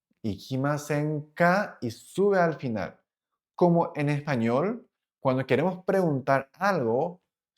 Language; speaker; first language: Spanish; non-native, fluent; Japanese